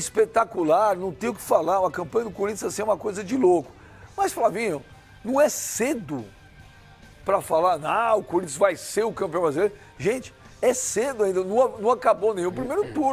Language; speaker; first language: Portuguese; native; Portuguese